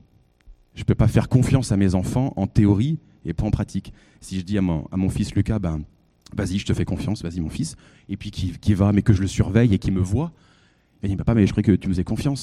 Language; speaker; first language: French; native; French